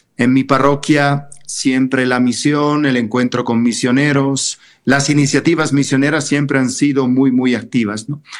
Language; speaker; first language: Spanish; non-native, fluent; Italian